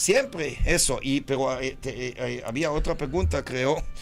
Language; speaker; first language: Spanish; non-native, fluent; Hebrew